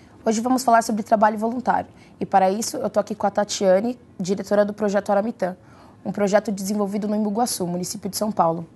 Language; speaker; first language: Portuguese; native; Portuguese